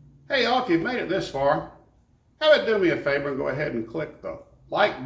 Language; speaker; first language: English; native; English